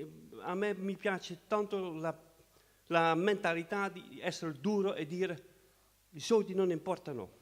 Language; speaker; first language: Italian; non-native, fluent; Dutch